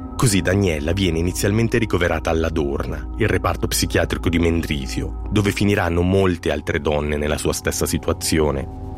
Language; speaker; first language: Italian; native; Italian